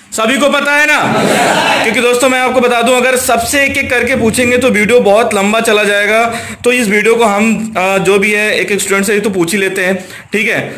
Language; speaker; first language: Hindi; native; Hindi